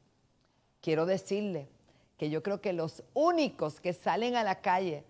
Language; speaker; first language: Spanish; native; Spanish